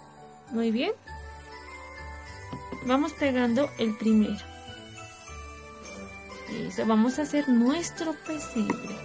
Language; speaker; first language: Spanish; native; Spanish